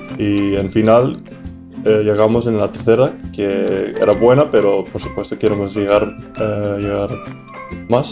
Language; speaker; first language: Spanish; non-native, learner; English